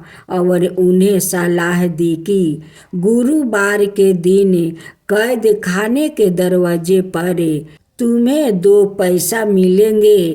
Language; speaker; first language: Hindi; native; Hindi